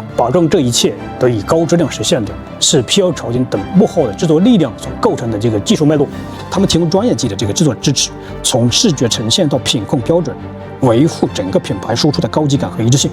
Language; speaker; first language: Chinese; native; Chinese